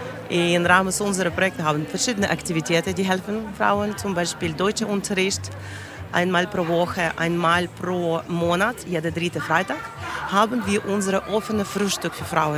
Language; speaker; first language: German; non-native, learner; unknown